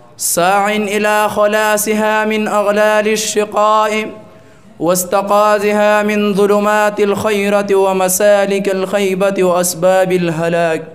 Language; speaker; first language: Arabic; non-native, fluent; Urdu